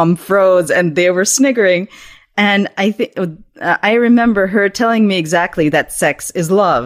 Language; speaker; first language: English; non-native, local second language; Urdu